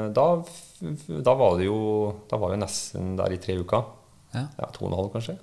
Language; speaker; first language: Norwegian; native; Norwegian